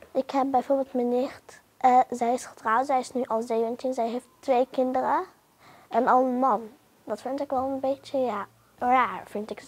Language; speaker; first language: Dutch; early bilingual, other home language; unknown